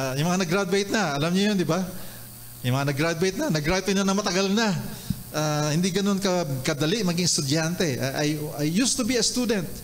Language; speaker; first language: Filipino; non-native, local second language; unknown